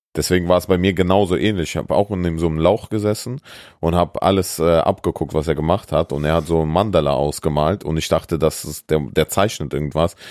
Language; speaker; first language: German; early bilingual, other home language; Russian